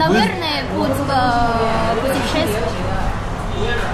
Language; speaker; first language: Russian; non-native, fluent; Chinese